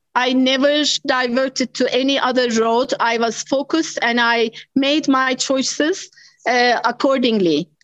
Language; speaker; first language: English; non-native, fluent; Turkish